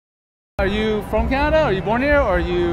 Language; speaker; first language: English; native; English